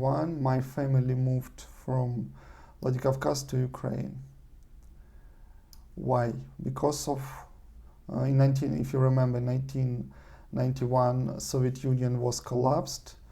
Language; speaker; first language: English; non-native, learner; Russian